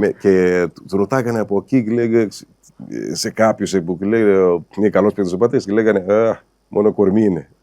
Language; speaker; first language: Greek; non-native, fluent; Portuguese